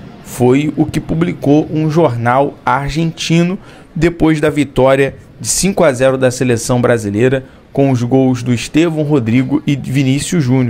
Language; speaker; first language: Portuguese; native; Portuguese